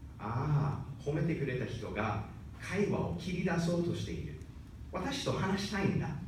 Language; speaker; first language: Japanese; non-native, fluent; English